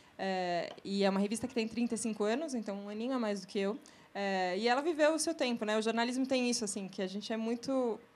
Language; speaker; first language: Portuguese; native; Portuguese